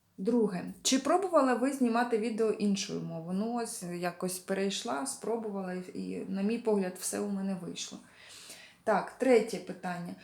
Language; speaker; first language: Ukrainian; non-native, local second language; Russian